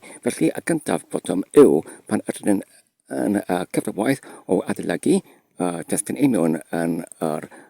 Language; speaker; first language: Welsh; non-native, fluent; English